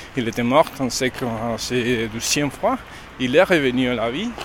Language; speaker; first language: French; non-native, learner; Spanish